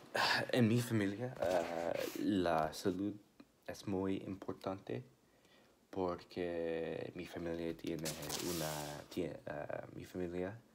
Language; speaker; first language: Spanish; non-native, learner; English